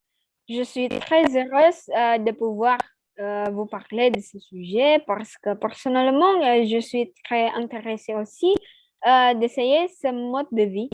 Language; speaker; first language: French; non-native, learner; Indonesian